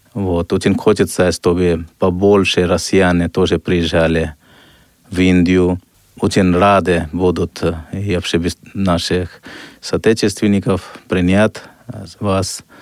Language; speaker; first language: Russian; non-native, fluent; Hindi